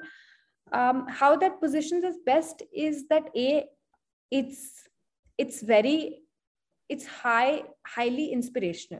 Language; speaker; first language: English; non-native, local second language; Hindi